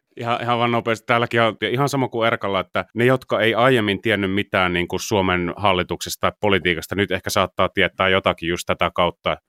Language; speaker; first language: Finnish; native; Finnish